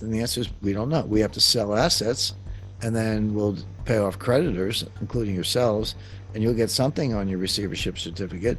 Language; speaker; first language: English; native; English